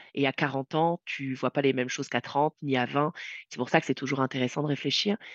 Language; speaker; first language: French; native; French